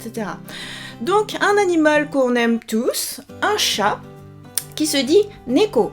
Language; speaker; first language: French; native; French